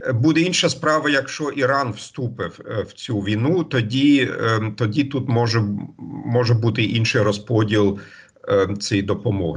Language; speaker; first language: Ukrainian; non-native, fluent; German